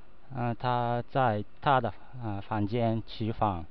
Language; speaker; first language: Chinese; non-native, learner; Japanese